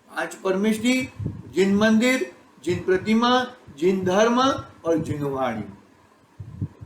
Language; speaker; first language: Hindi; non-native, local second language; Gujarati